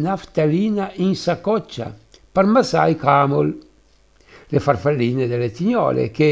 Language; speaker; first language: Italian; native; Italian